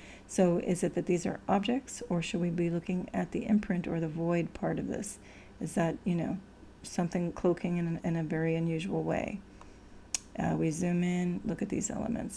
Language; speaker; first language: English; native; English